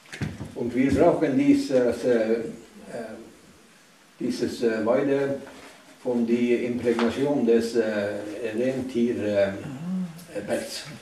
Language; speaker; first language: German; non-native, learner; Northern Sami